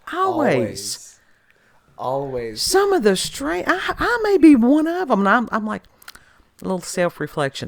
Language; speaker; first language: English; native; English